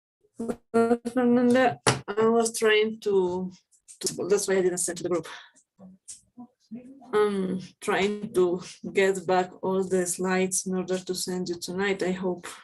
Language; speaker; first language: English; non-native, fluent; Spanish